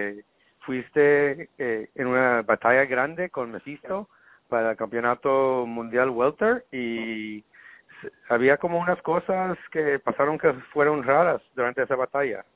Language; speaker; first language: Spanish; non-native, learner; English